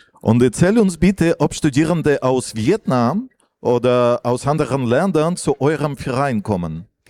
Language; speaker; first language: German; non-native, fluent; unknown